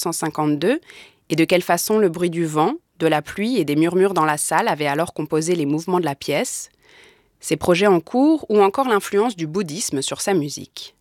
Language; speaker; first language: French; native; French